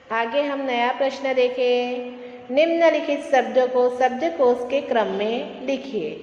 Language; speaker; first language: Hindi; non-native, local second language; Gujarati